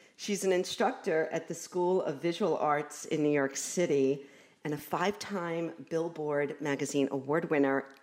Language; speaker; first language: English; native; English